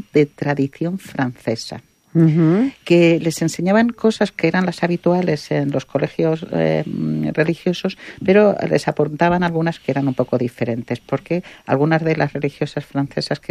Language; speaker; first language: Spanish; native; Spanish